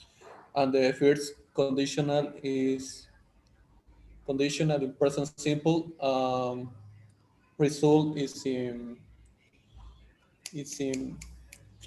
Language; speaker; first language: English; non-native, learner; Spanish